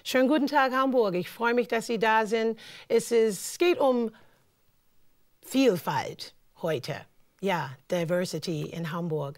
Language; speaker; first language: German; non-native, fluent; English